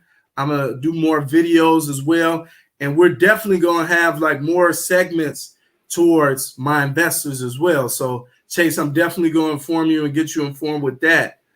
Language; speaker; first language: English; native; English